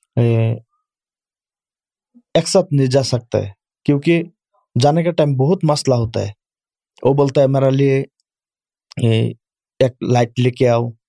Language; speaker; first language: Urdu; non-native, learner; Bangla